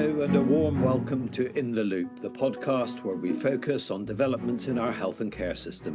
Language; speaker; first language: English; native; English